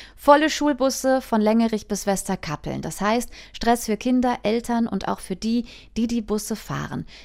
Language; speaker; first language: German; native; German